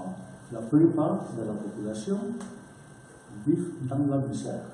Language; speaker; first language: French; non-native, learner; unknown